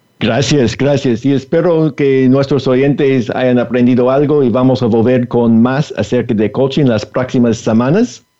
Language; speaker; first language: Spanish; non-native, fluent; English